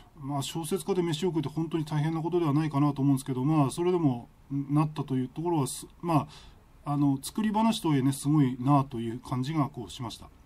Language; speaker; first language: Japanese; native; Japanese